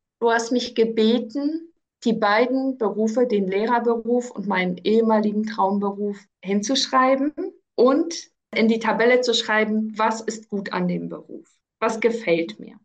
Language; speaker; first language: German; early bilingual, other home language; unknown